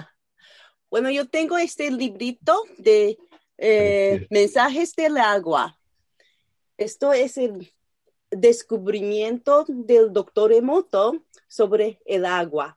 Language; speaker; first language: Spanish; non-native, learner; Japanese